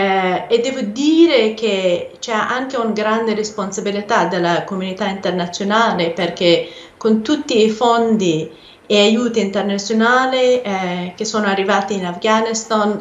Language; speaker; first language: Italian; non-native, fluent; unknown